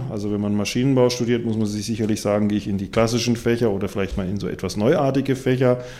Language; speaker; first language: German; native; German